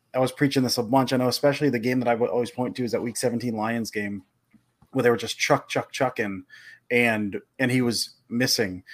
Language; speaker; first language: English; native; English